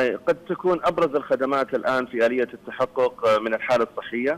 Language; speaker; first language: Arabic; native; Arabic